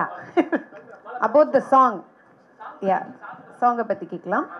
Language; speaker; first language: Tamil; native; Tamil